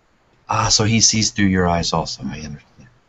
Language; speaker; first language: English; native; English